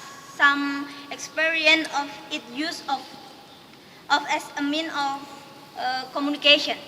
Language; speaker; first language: English; non-native, learner; Indonesian